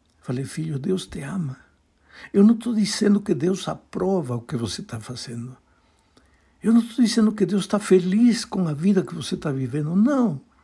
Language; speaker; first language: Portuguese; non-native, fluent; Spanish